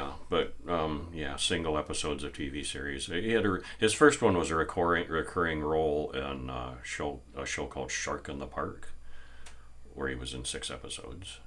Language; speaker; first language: English; native; English